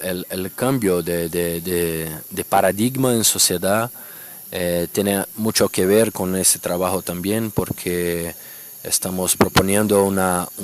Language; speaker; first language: Spanish; non-native, fluent; Portuguese